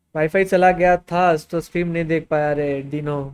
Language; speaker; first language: Hindi; native; Hindi